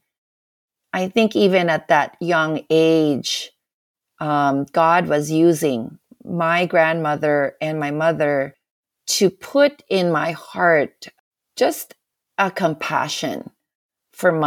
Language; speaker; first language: English; non-native, local second language; Filipino